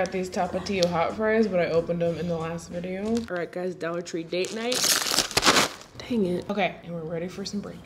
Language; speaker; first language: English; native; English